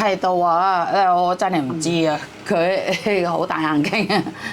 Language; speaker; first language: Cantonese; non-native, fluent; Javanese